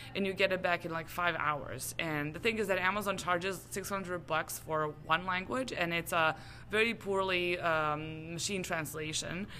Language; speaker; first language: English; non-native, fluent; Serbian